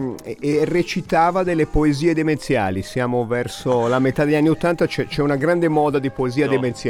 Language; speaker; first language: Italian; native; Italian